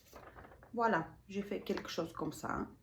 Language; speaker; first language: French; non-native, learner; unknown